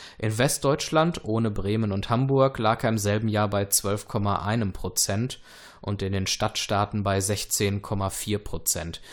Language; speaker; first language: German; early bilingual, other home language; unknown